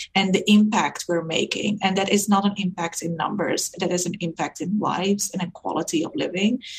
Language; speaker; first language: English; non-native, fluent; Dutch